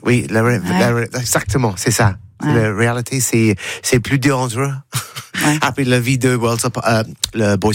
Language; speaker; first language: French; non-native, learner; English